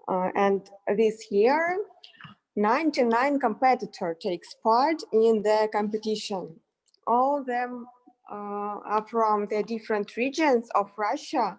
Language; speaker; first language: English; non-native, fluent; Russian